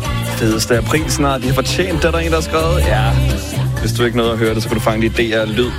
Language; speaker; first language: Danish; native; Danish